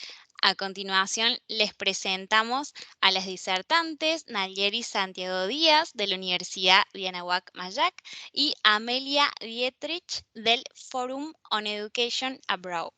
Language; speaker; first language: Spanish; native; Spanish